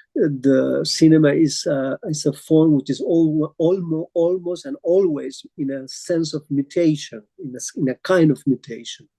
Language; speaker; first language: English; non-native, fluent; Spanish